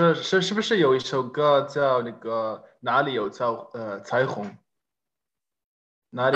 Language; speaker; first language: Chinese; non-native, fluent; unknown